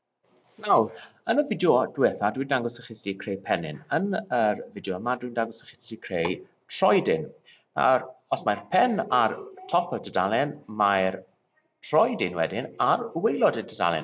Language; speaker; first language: Welsh; non-native, local second language; English